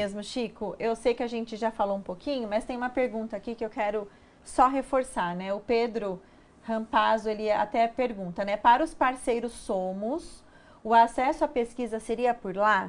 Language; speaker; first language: Portuguese; native; Portuguese